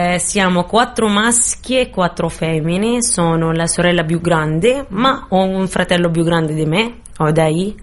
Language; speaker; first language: Italian; non-native, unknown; Arabic